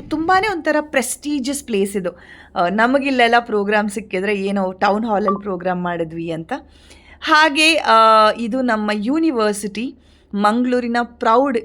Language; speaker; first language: Kannada; non-native, local second language; Tulu